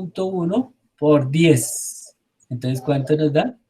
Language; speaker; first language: Spanish; native; Spanish